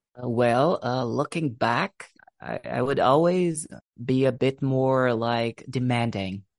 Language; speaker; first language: English; non-native, fluent; Portuguese